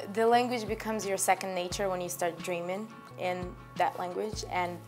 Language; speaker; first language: English; non-native, fluent; Russian